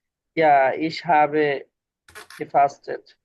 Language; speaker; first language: German; non-native, learner; Bangla